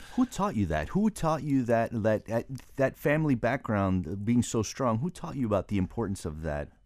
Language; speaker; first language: English; early bilingual, other home language; Spanish